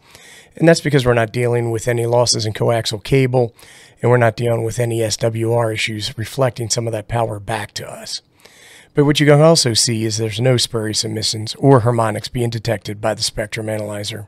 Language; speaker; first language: English; native; English